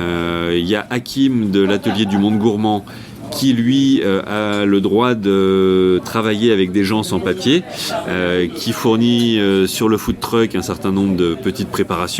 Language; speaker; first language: French; native; French